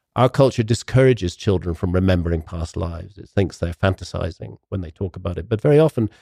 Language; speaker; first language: English; native; English